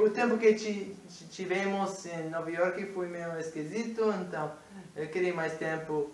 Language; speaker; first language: Portuguese; non-native, fluent; English